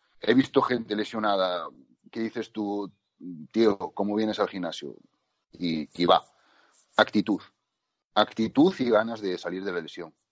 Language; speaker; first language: Spanish; native; Spanish